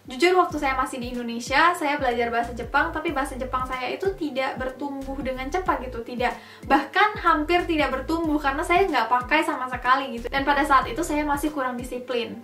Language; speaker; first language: Indonesian; native; Indonesian